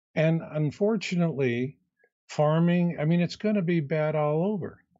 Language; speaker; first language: English; native; English